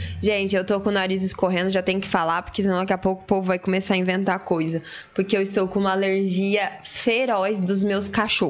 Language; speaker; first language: Portuguese; native; Portuguese